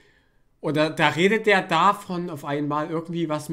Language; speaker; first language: German; native; German